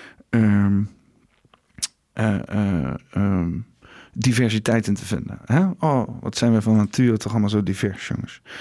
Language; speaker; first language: Dutch; native; Dutch